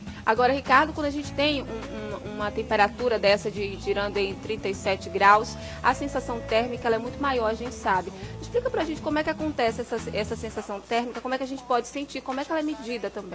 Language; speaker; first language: Portuguese; native; Portuguese